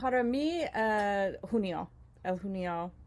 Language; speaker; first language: Spanish; non-native, learner; English